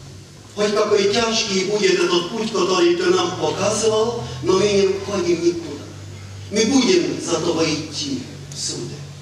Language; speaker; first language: Ukrainian; non-native, local second language; Hungarian